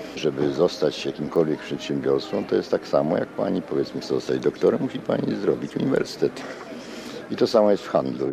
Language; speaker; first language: Polish; native; Polish